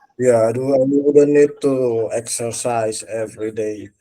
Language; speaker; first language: English; non-native, learner; Indonesian